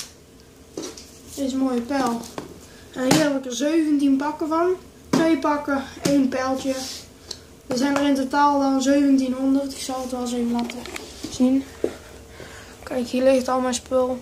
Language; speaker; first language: Dutch; native; Dutch